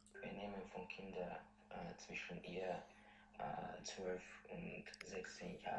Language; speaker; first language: German; non-native, learner; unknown